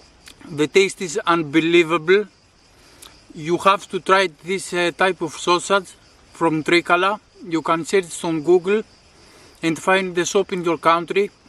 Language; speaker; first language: English; non-native, learner; Greek